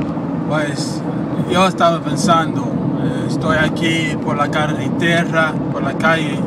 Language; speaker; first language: Spanish; non-native, learner; English